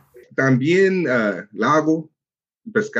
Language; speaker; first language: Spanish; non-native, learner; English